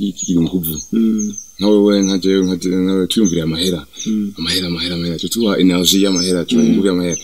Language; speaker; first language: Rundi; early bilingual, heritage; Rundi